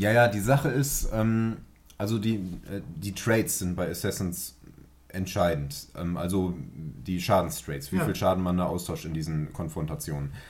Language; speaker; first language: German; native; German